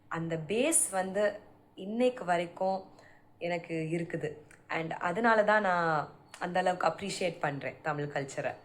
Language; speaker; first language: Tamil; early bilingual, heritage; Tamil